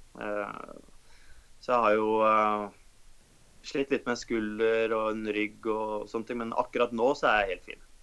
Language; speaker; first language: Norwegian; native; Norwegian